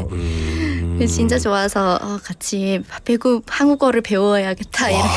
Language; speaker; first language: Korean; non-native, learner; Vietnamese